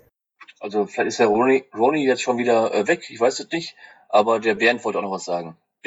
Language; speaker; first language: German; native; German